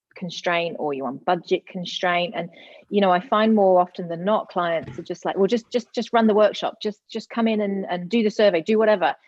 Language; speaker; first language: English; native; English